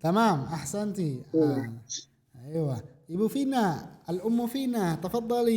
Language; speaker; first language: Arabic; non-native, fluent; Indonesian